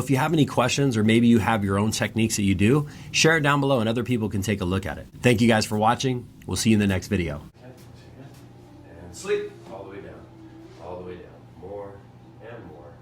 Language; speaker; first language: English; native; English